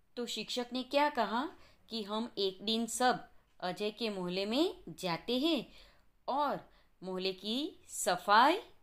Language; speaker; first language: Hindi; non-native, local second language; Gujarati